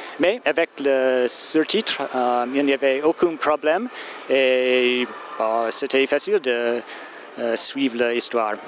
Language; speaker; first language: French; non-native, fluent; English